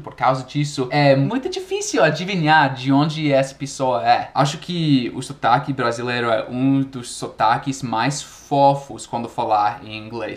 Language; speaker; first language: Portuguese; non-native, fluent; English